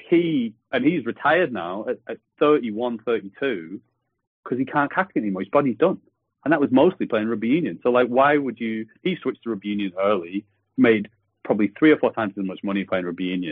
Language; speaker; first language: English; native; English